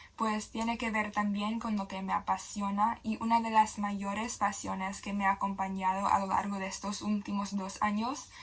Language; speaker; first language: Spanish; non-native, fluent; English